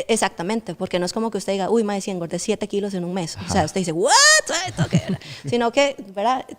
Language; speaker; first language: Spanish; native; Spanish